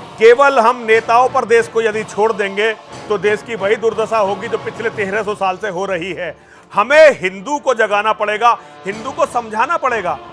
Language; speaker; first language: Hindi; native; Hindi